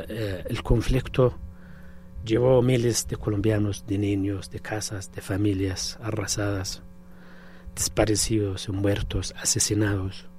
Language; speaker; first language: Spanish; non-native, fluent; Arabic